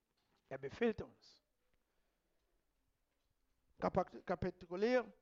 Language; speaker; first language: German; non-native, fluent; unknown